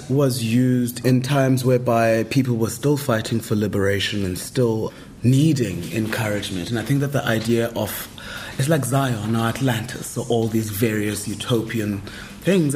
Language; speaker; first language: English; non-native, local second language; Xhosa